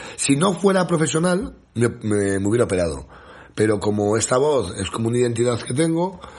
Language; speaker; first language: Spanish; native; Spanish